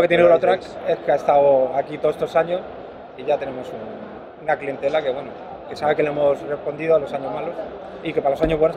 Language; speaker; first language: Spanish; native; Spanish